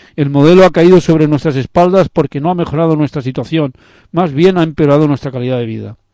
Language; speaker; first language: Spanish; non-native, local second language; Catalan